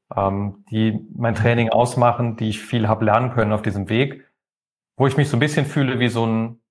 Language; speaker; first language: German; native; German